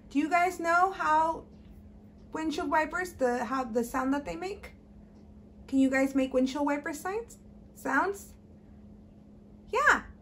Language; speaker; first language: English; early bilingual, other home language; Spanish